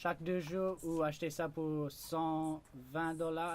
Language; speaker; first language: French; non-native, learner; English